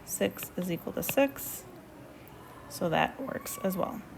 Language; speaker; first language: English; native; English